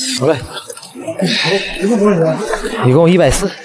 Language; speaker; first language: Chinese; native; Chinese